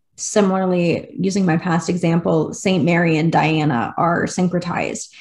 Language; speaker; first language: English; native; English